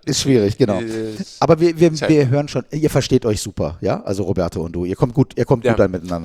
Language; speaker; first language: German; native; German